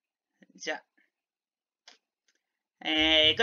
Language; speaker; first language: Japanese; non-native, learner; Spanish